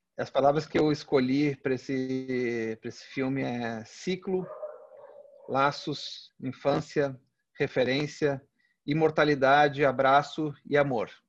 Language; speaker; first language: Portuguese; early bilingual, other home language; Spanish